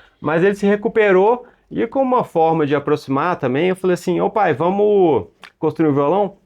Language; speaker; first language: Portuguese; native; Portuguese